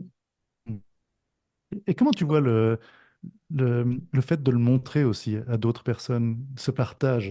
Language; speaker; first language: French; native; French